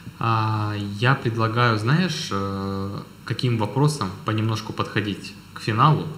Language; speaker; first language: Russian; native; Russian